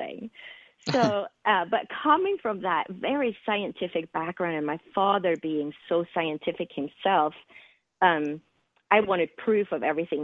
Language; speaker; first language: English; non-native, fluent; Swedish